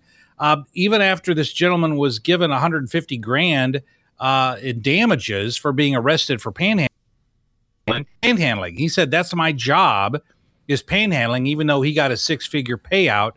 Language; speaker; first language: English; native; English